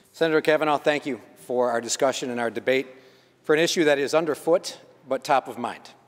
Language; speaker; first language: English; native; English